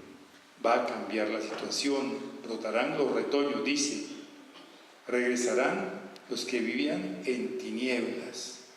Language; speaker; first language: Spanish; native; Spanish